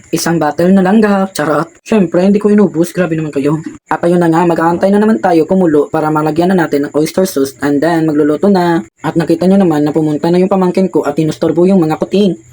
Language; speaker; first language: Filipino; non-native, local second language; Hiligaynon